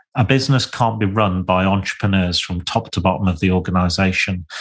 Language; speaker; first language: English; native; English